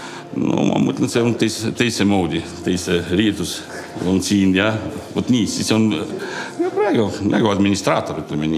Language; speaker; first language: Estonian; non-native, local second language; Russian